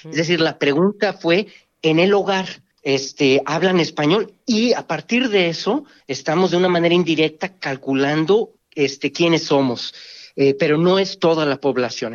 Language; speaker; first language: Spanish; native; Spanish